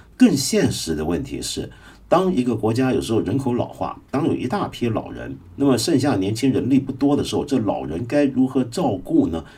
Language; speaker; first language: Chinese; non-native, local second language; Cantonese